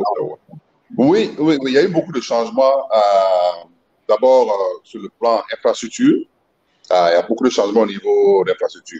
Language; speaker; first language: French; non-native, local second language; Mossi